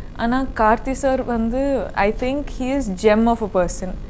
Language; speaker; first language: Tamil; non-native, learner; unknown